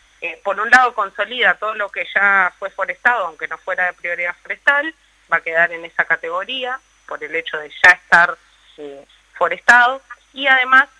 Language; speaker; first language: Spanish; native; Spanish